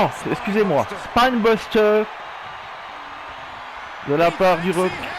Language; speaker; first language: French; native; French